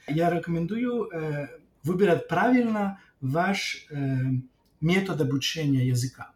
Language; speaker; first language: Russian; non-native, fluent; French